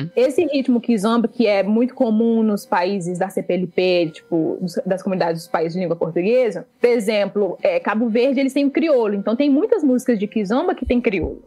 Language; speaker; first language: Portuguese; early bilingual, other home language; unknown